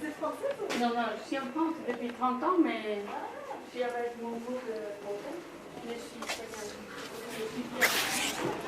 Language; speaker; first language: French; non-native, fluent; Spanish